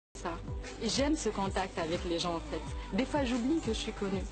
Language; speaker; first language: French; non-native, local second language; Arabic